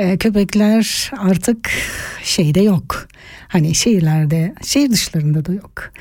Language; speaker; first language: Turkish; native; Turkish